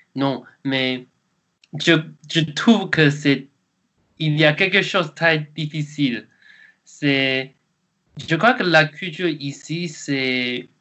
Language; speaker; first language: French; non-native, learner; Chinese